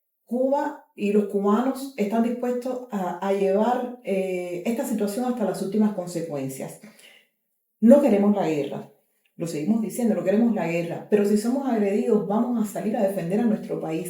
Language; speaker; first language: Spanish; native; Spanish